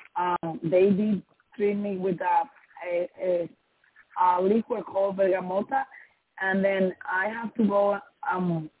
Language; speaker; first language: English; non-native, learner; Spanish